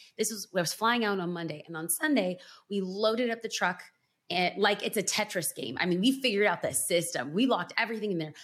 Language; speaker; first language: English; native; English